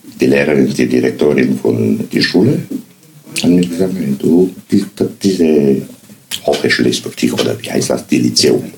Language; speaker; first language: German; non-native, learner; Romanian